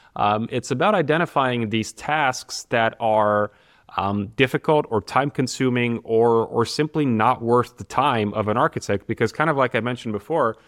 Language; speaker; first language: English; non-native, fluent; Bulgarian